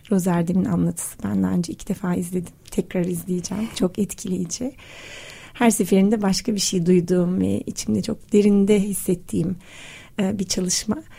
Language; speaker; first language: Turkish; native; Turkish